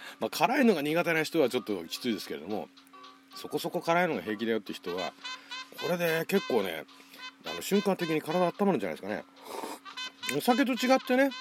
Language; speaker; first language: Japanese; native; Japanese